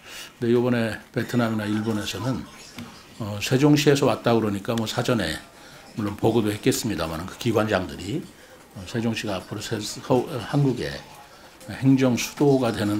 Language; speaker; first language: Korean; native; Korean